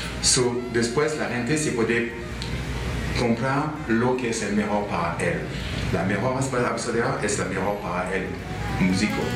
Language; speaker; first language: Spanish; non-native, learner; French